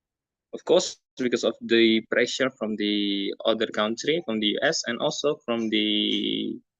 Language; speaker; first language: English; non-native, learner; Indonesian